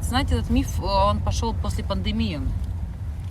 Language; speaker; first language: Russian; native; Russian